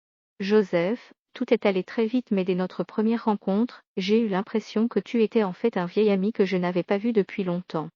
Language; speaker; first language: French; native; French